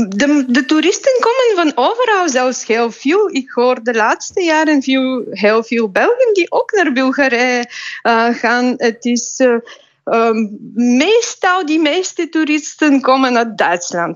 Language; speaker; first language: Dutch; non-native, fluent; Bulgarian